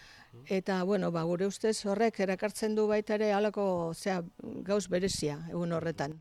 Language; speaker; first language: Basque; native; Basque